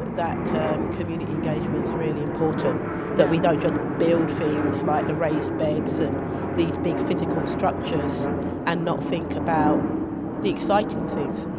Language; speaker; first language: English; native; English